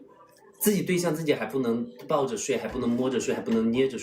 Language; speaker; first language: Chinese; native; Chinese